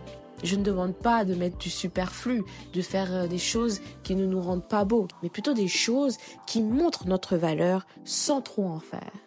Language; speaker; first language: French; native; French